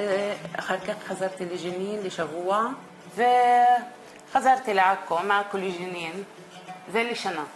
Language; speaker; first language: Hebrew; non-native, learner; Arabic